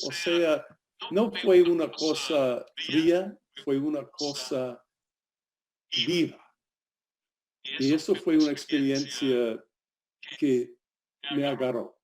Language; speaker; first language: Spanish; non-native, fluent; English